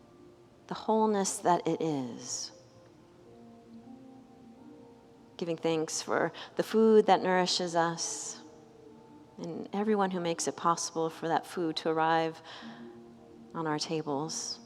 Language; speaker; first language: English; native; English